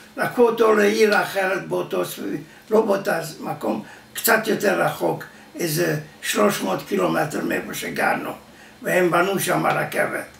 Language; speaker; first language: Hebrew; non-native, fluent; Yiddish